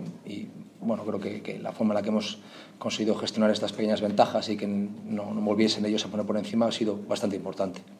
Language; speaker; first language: Spanish; native; Spanish